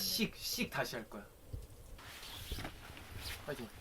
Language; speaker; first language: Korean; native; Korean